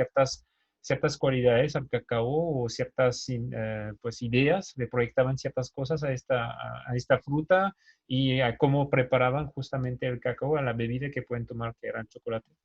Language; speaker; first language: Spanish; native; Spanish